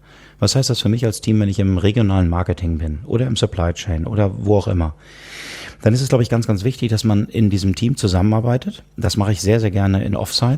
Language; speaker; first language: German; native; German